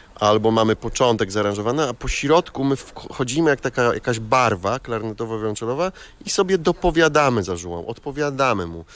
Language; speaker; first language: Polish; non-native, fluent; Portuguese